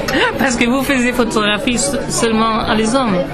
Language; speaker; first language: French; non-native, learner; Spanish